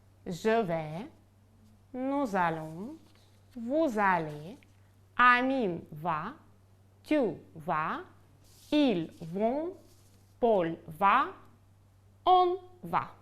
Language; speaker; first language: French; non-native, fluent; Ukrainian